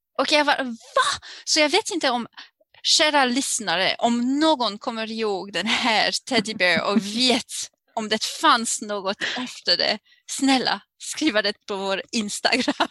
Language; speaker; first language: Swedish; non-native, learner; French